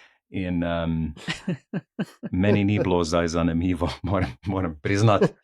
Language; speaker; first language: Slovenian; non-native, fluent; English